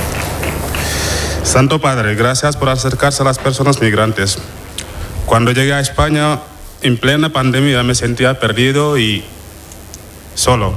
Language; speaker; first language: Spanish; non-native, fluent; Wolof